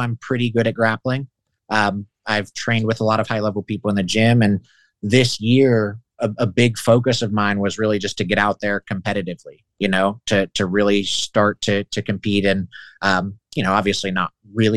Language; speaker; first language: English; native; English